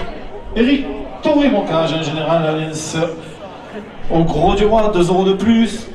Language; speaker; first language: French; native; French